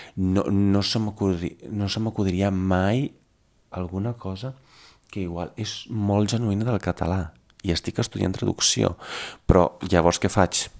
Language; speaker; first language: Catalan; non-native, fluent; Italian